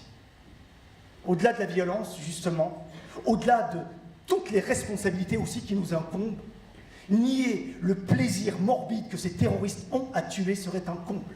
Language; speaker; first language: French; early bilingual, other home language; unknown